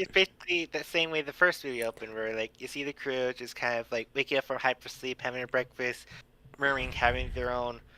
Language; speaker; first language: English; native; English